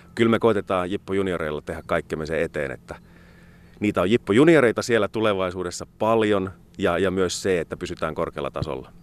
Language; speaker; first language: Finnish; native; Finnish